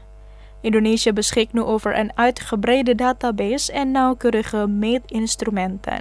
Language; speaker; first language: Dutch; non-native, fluent; Indonesian